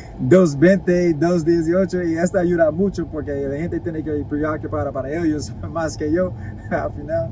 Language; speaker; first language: Spanish; non-native, learner; English